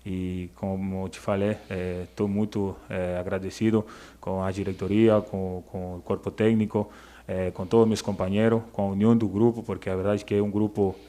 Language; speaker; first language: Portuguese; non-native, fluent; Spanish